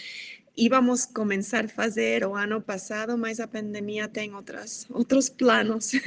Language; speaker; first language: Portuguese; non-native, fluent; Spanish